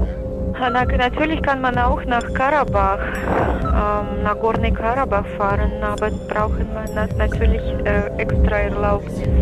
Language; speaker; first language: German; non-native, fluent; Armenian